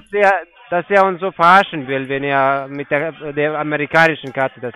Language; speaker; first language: German; non-native, fluent; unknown